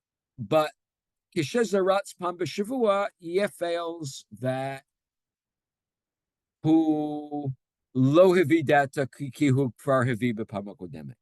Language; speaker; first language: Hebrew; non-native, fluent; English